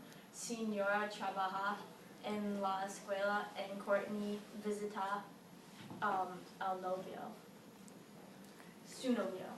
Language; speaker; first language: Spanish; non-native, learner; English